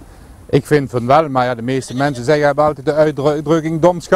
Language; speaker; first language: Dutch; native; Dutch